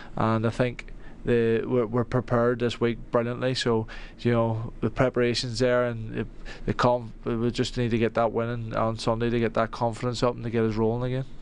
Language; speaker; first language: English; native; English